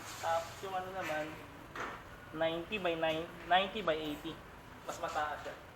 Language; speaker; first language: Filipino; native; Filipino